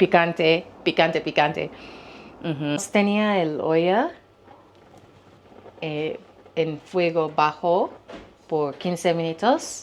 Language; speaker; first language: Spanish; non-native, learner; English